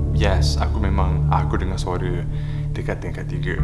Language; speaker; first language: Malay; native; Malay